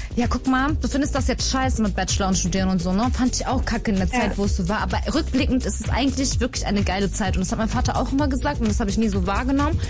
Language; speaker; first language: German; native; German